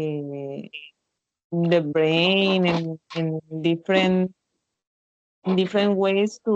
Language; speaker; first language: English; non-native, learner; Spanish